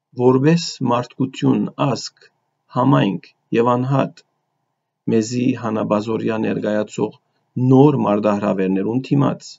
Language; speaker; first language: Armenian; early bilingual, heritage; Armenian